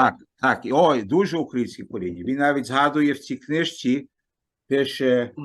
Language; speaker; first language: Ukrainian; early bilingual, heritage; Ukrainian